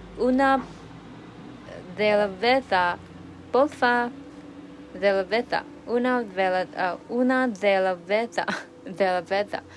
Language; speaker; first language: Spanish; non-native, learner; Chinese